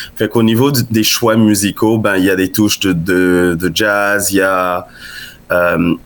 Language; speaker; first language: French; non-native, local second language; Lingala